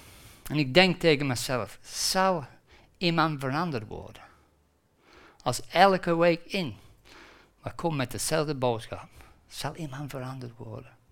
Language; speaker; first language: Dutch; non-native, fluent; English